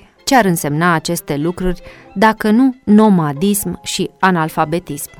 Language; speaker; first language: Romanian; native; Romanian